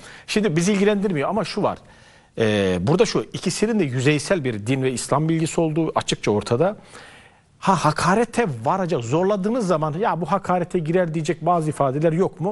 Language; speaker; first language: Turkish; native; Turkish